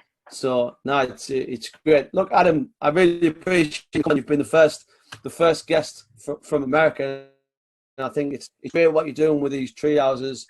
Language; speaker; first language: English; native; English